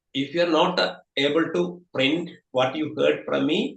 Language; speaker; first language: English; non-native, local second language; Malayalam